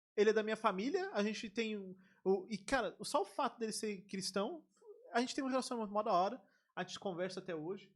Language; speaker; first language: Portuguese; native; Portuguese